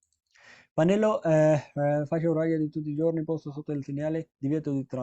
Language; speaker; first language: Italian; non-native, fluent; Urdu